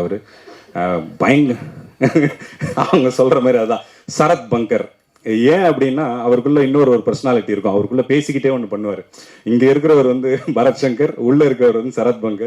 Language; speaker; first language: Tamil; native; Tamil